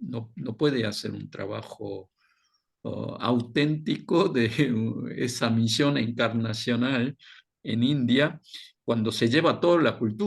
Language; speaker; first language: Spanish; non-native, fluent; Korean